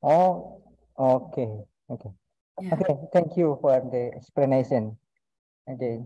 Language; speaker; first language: English; non-native, learner; Indonesian